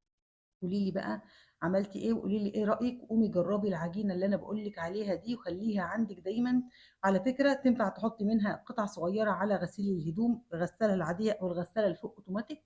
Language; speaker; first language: Arabic; native; Arabic